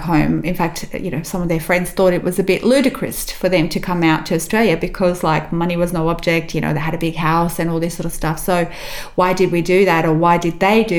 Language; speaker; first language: English; early bilingual, other home language; Macedonian